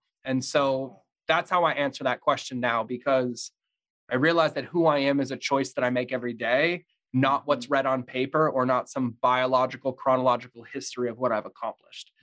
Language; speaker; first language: English; native; English